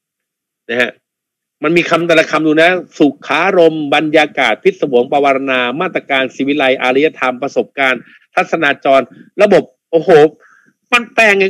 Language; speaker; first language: Thai; native; Thai